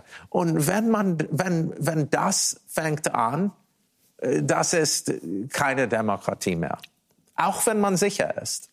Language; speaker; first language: German; non-native, fluent; English